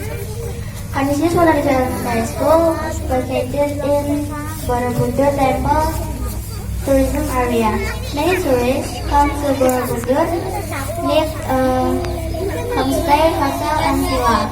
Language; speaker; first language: English; non-native, learner; Indonesian